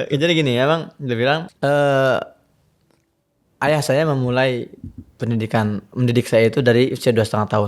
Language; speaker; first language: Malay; non-native, fluent; Arabic